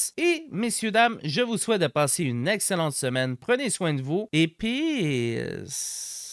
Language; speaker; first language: French; native; French